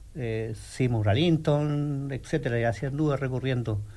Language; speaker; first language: Spanish; native; Spanish